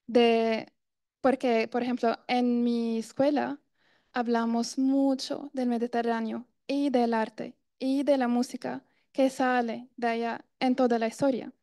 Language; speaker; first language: Spanish; non-native, fluent; Arabic